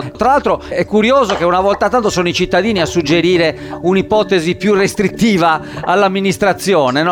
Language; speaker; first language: Italian; native; Italian